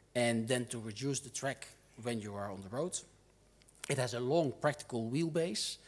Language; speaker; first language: English; non-native, fluent; Dutch